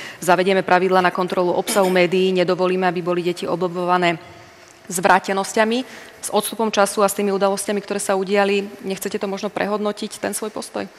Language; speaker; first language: Slovak; native; Slovak